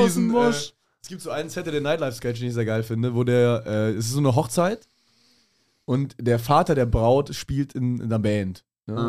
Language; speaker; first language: German; native; German